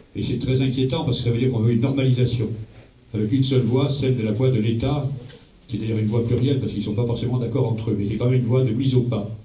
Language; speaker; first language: French; native; French